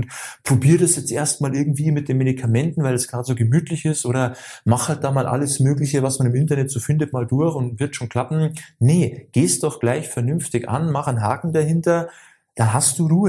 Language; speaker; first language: German; native; German